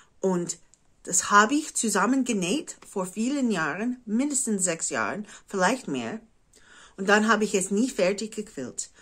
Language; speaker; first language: German; non-native, fluent; English